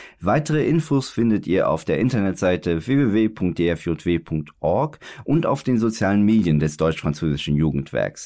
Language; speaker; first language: German; native; German